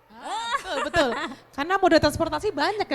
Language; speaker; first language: Indonesian; native; Indonesian